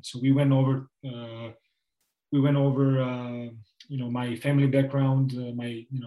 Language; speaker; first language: English; non-native, fluent; Serbian